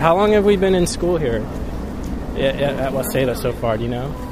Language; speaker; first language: English; native; English